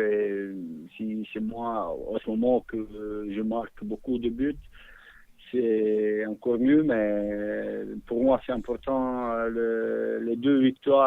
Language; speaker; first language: French; non-native, fluent; Bosnian